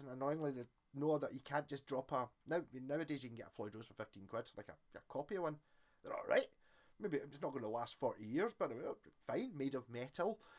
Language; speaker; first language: English; native; English